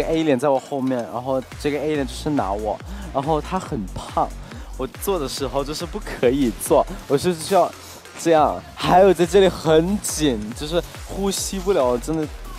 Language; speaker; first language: Chinese; non-native, fluent; Thai